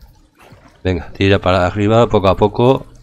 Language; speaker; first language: Spanish; native; Spanish